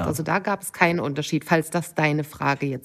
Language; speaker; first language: German; native; German